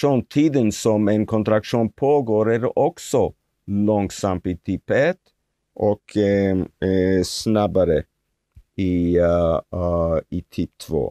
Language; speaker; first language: Swedish; non-native, fluent; Hebrew